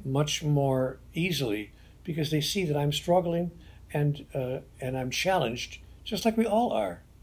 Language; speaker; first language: English; native; English